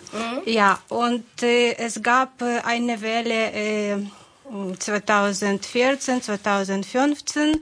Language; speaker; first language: German; non-native, fluent; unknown